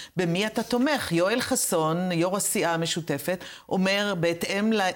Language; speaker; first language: Hebrew; native; Hebrew